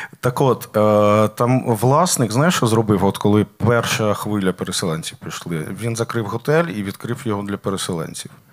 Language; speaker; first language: Ukrainian; non-native, local second language; Russian